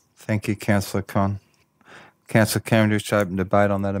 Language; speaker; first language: English; native; English